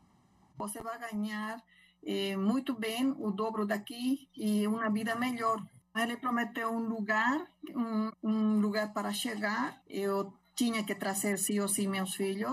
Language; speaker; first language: Portuguese; non-native, local second language; Spanish